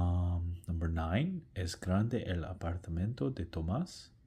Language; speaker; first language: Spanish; non-native, learner; English